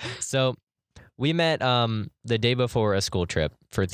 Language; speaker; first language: English; native; English